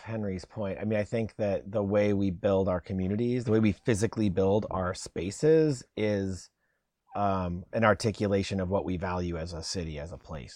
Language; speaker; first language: English; native; English